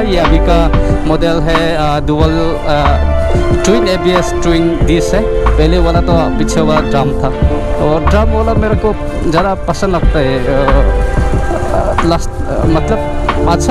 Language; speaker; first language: Hindi; non-native, local second language; Mizo